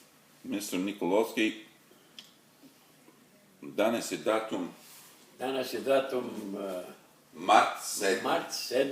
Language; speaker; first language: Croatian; early bilingual, heritage; Croatian